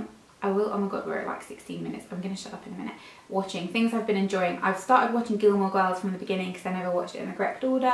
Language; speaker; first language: English; native; English